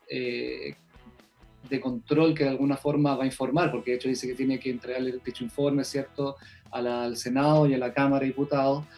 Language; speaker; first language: Spanish; native; Spanish